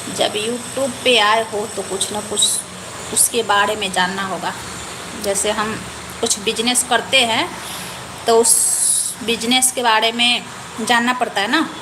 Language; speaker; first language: Hindi; native; Hindi